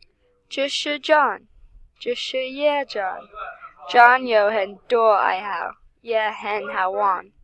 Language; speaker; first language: Chinese; non-native, learner; English